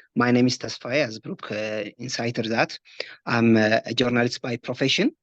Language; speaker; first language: English; non-native, local second language; Amharic